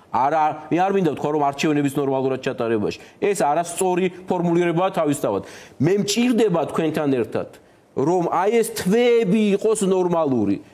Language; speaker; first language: Georgian; native; Georgian